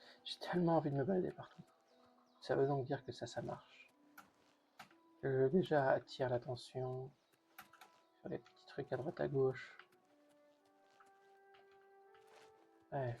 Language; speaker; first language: French; native; French